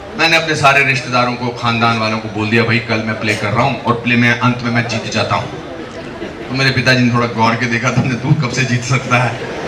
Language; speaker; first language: Hindi; native; Hindi